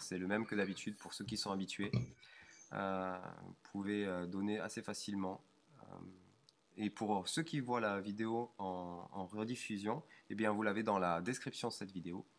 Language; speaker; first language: French; native; French